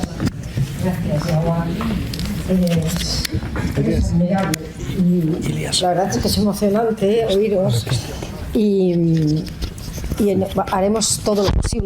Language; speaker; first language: Spanish; native; Spanish